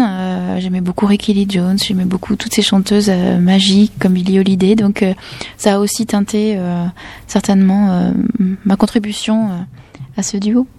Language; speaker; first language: French; native; French